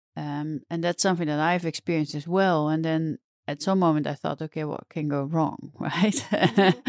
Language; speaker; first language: English; non-native, fluent; Dutch